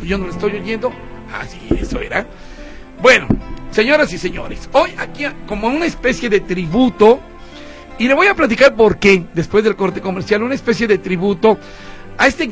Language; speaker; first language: Spanish; native; Spanish